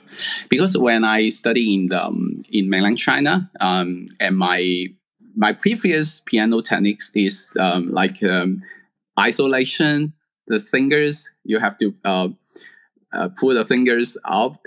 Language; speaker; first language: English; non-native, local second language; Cantonese